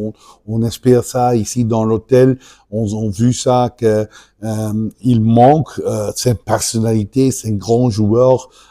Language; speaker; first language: French; non-native, local second language; Dutch